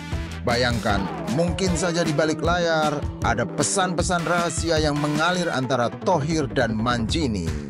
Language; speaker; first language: Indonesian; native; Indonesian